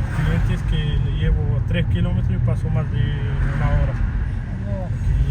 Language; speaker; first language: Spanish; non-native, fluent; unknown